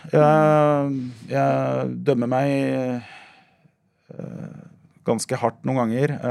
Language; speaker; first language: Norwegian; early bilingual, other home language; Arabic